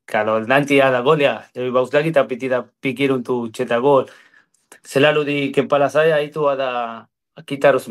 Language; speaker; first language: Indonesian; non-native, fluent; Spanish